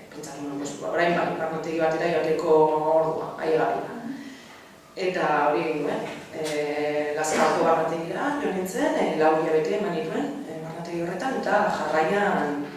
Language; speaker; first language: Basque; non-native, local second language; Spanish